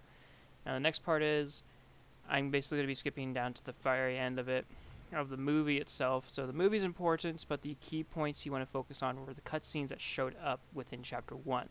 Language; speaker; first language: English; native; English